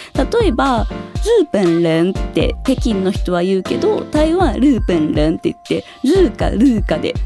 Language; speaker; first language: Japanese; early bilingual, other home language; Chinese